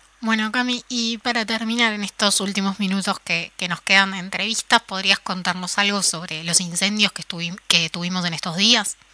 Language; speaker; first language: Spanish; native; Spanish